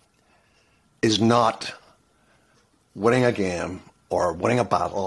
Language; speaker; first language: English; native; English